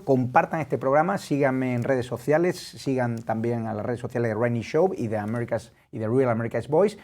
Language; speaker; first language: Spanish; native; Spanish